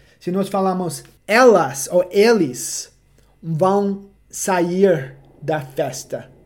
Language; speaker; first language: Portuguese; non-native, fluent; English